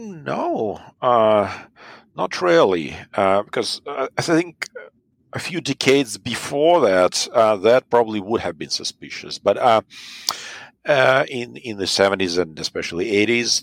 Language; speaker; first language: English; non-native, fluent; Russian